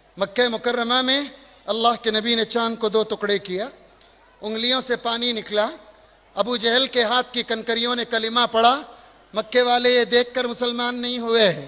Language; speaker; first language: Urdu; native; Urdu